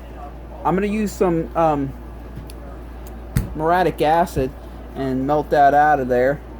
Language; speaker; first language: English; native; English